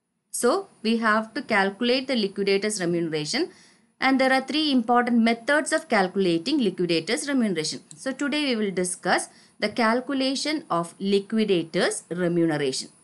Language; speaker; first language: English; non-native, local second language; Malayalam